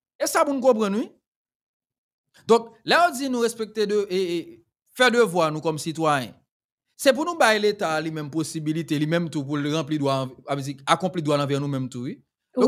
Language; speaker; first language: French; non-native, local second language; Haitian Creole